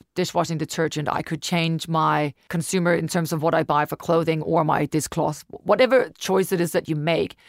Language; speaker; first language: English; non-native, fluent; Danish